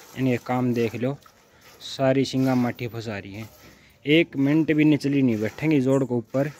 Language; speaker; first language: Hindi; native; Hindi